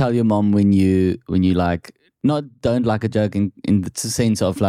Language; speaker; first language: English; non-native, local second language; Afrikaans